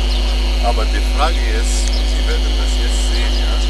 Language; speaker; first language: German; non-native, fluent; Arabic